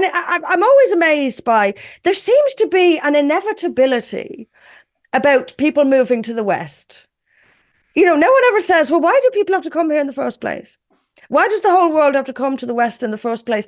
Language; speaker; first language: English; native; English